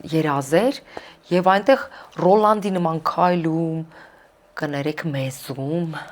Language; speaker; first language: Armenian; early bilingual, heritage; Armenian